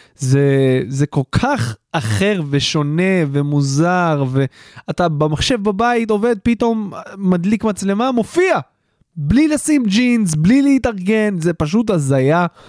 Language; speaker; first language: Hebrew; native; Hebrew